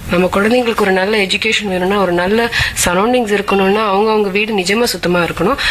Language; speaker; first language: Tamil; non-native, local second language; Malayalam